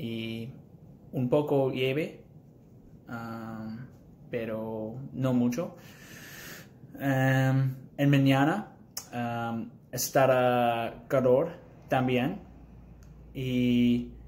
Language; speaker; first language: Spanish; non-native, learner; English